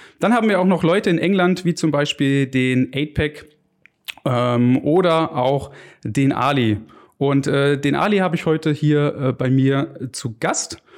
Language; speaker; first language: German; native; German